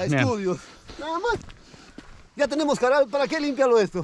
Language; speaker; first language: Spanish; native; Spanish